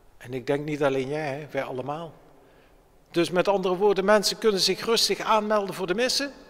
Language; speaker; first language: Dutch; native; Dutch